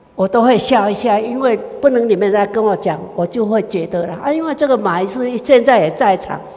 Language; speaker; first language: Chinese; native; Chinese